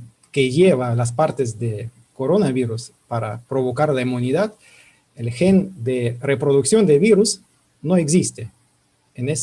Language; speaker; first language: Spanish; non-native, fluent; Russian